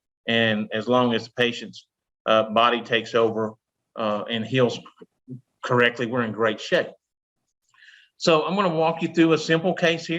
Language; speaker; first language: English; native; English